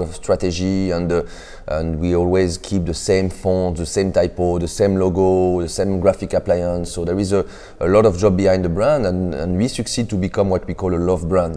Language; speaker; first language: English; non-native, fluent; French